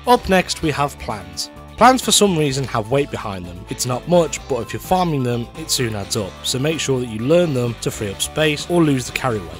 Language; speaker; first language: English; native; English